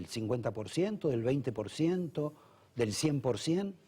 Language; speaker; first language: Spanish; native; Spanish